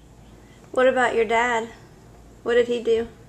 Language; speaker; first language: English; native; English